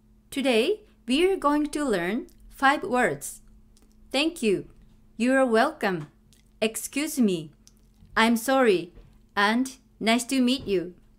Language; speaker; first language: English; non-native, fluent; Japanese